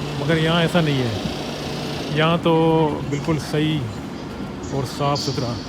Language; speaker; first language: Urdu; native; Urdu